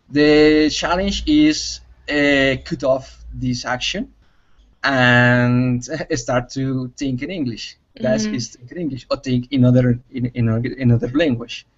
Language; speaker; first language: English; non-native, learner; Spanish